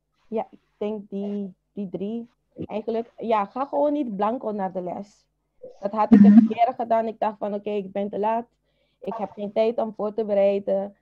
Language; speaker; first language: Dutch; non-native, local second language; Papiamento